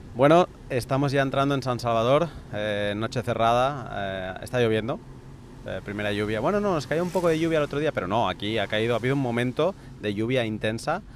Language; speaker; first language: Spanish; native; Spanish